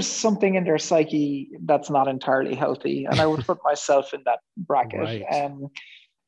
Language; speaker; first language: English; native; English